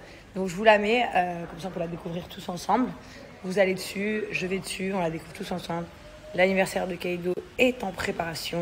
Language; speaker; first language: French; native; French